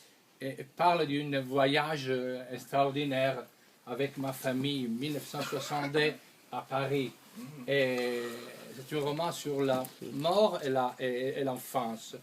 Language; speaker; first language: French; non-native, fluent; Italian